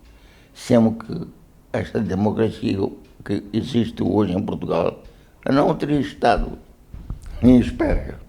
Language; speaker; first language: Portuguese; non-native, local second language; Konkani